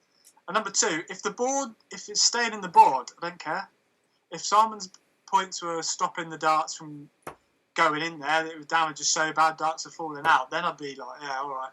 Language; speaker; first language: English; native; English